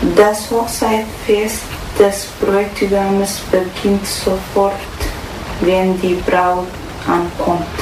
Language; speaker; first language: German; non-native, learner; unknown